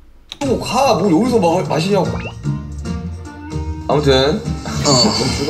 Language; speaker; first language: Korean; native; Korean